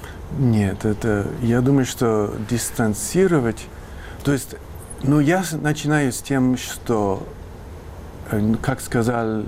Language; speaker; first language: Russian; non-native, fluent; English